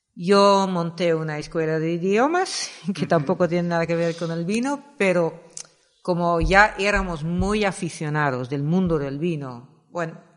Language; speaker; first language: Spanish; non-native, fluent; Dutch